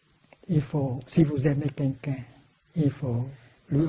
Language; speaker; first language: French; non-native, fluent; Vietnamese